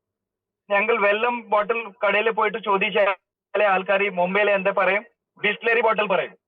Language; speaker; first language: Malayalam; early bilingual, heritage; Malayalam